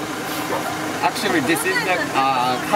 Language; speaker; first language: English; non-native, learner; Japanese